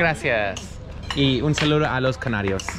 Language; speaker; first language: Spanish; non-native, fluent; English